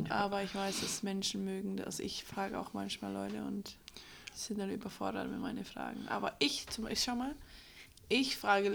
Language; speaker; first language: German; non-native, fluent; English